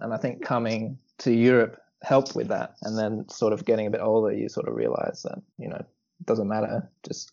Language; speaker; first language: English; native; English